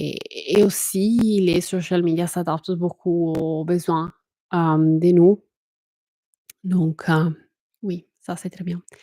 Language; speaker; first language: French; non-native, fluent; Italian